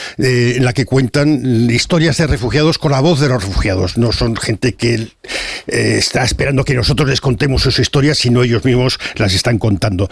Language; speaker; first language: Spanish; native; Spanish